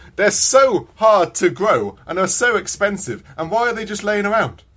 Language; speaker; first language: English; native; English